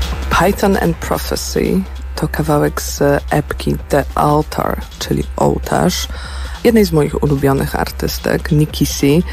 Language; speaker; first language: Polish; native; Polish